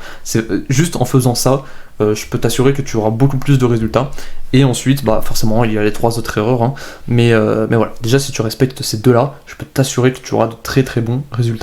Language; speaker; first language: French; native; French